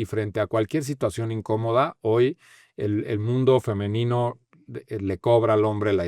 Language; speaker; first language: Spanish; native; Spanish